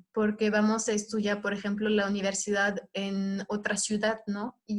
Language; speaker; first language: Spanish; non-native, fluent; French